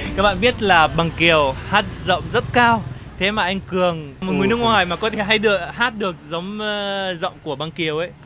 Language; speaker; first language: Vietnamese; non-native, fluent; Arabic